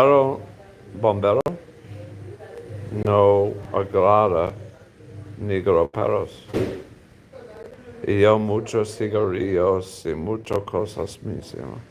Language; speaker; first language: Spanish; non-native, learner; English